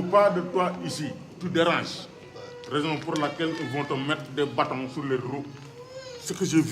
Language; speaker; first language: French; non-native, local second language; Wolof